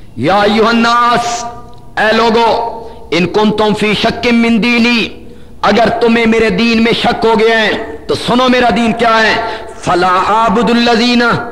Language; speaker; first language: Urdu; non-native, local second language; Punjabi